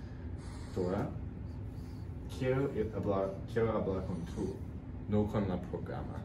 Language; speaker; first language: Spanish; non-native, learner; English